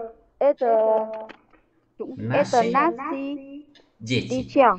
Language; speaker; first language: Russian; non-native, learner; Vietnamese